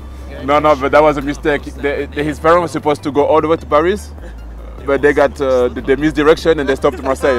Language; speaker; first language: English; non-native, fluent; French